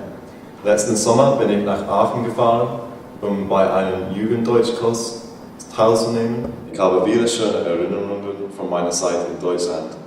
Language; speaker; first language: German; non-native, learner; English